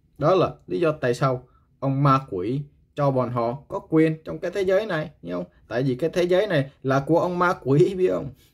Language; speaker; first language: Vietnamese; non-native, local second language; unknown